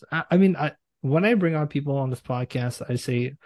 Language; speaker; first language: English; native; English